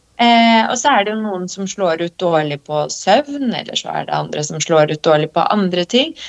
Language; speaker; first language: Norwegian; early bilingual, other home language; Polish